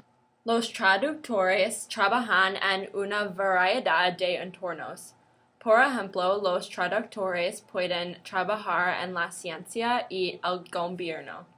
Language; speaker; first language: Spanish; non-native, learner; English